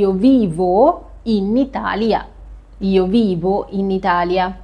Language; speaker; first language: Italian; non-native, fluent; Sinhala